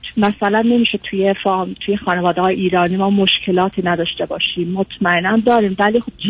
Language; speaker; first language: Persian; native; Persian